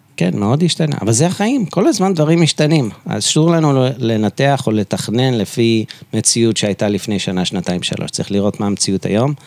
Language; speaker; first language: Hebrew; native; Hebrew